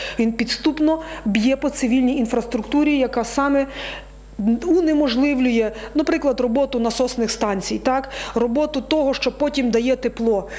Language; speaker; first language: Ukrainian; native; Ukrainian